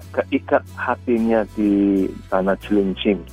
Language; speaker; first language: Indonesian; early bilingual, other home language; English